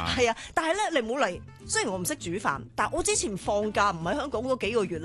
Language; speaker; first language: Cantonese; native; Cantonese